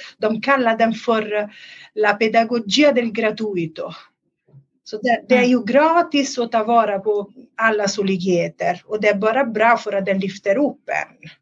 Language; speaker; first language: Swedish; non-native, fluent; Italian